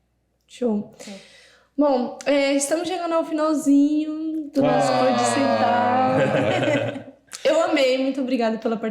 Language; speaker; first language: Portuguese; native; Portuguese